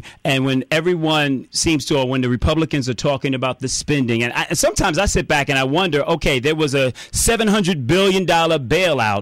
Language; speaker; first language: English; native; English